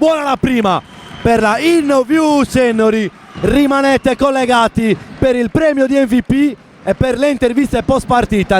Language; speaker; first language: Italian; native; Italian